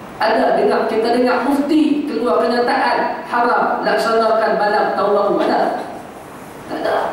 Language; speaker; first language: Malay; native; Malay